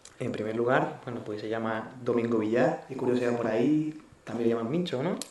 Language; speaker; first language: Spanish; native; Spanish